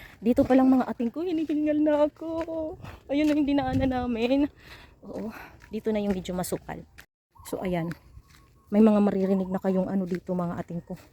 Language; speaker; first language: Filipino; non-native, local second language; Masbatenyo